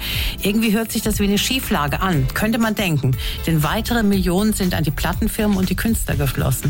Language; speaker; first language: German; native; German